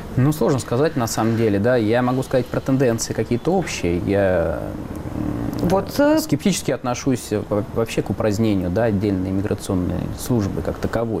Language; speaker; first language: Russian; native; Russian